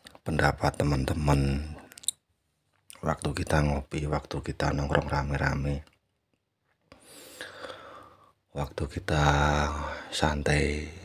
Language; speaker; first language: Indonesian; native; Indonesian